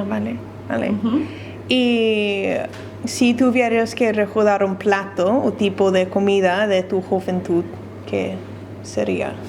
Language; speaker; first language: Spanish; non-native, learner; English